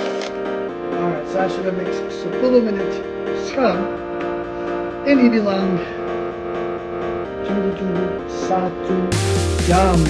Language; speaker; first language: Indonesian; non-native, learner; English